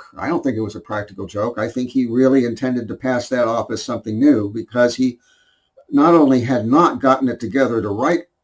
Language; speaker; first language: English; native; English